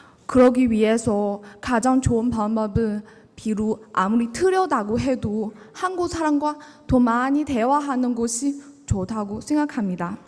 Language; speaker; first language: Korean; non-native, learner; Chinese